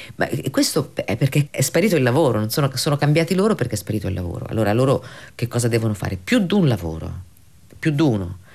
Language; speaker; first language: Italian; native; Italian